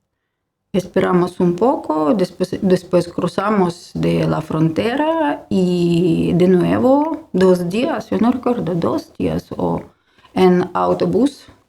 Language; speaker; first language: Spanish; non-native, learner; Ukrainian